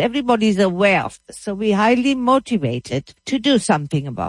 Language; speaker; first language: English; native; English